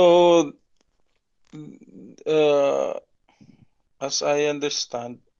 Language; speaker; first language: English; non-native, local second language; Filipino